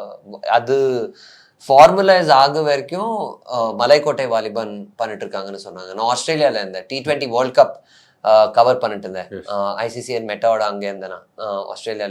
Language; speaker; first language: Tamil; non-native, fluent; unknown